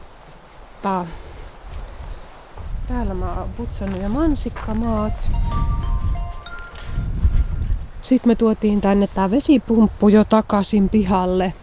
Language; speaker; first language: Finnish; native; Finnish